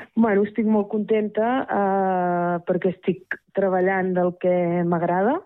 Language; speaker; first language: Catalan; native; Catalan